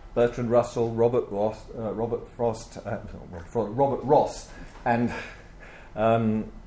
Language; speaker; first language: English; native; English